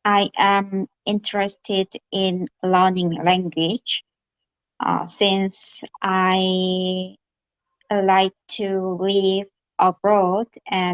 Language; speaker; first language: English; non-native, learner; Korean